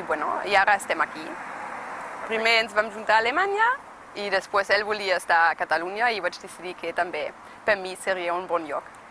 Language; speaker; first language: Catalan; non-native, fluent; German